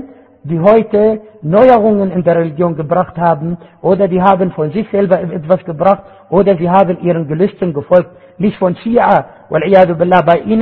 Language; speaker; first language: German; non-native, fluent; Arabic